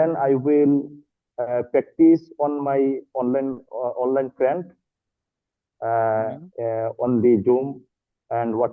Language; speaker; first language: English; non-native, learner; Bangla